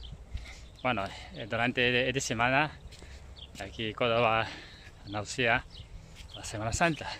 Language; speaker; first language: Spanish; non-native, learner; Chinese